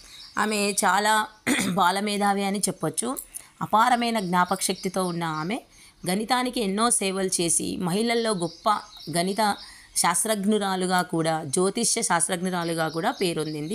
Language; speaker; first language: Telugu; native; Telugu